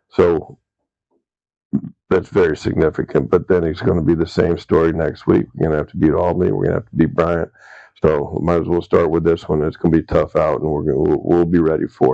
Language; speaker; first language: English; native; English